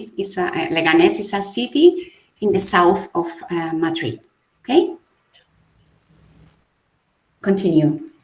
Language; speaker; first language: English; non-native, fluent; Spanish